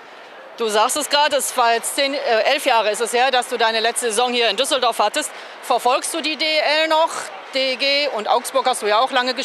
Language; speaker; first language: German; native; German